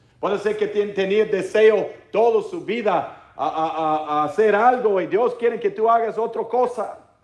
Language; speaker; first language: Spanish; non-native, learner; English